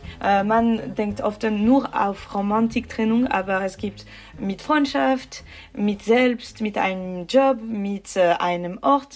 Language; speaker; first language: German; non-native, learner; French